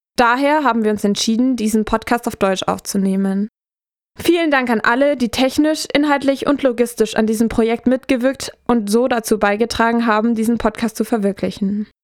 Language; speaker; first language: German; native; German